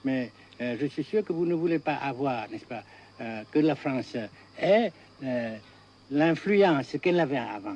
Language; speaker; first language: French; non-native, fluent; Vietnamese